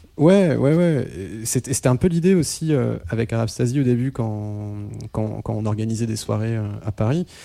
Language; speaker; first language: French; non-native, local second language; Arabic